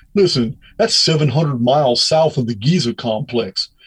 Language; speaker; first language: English; native; English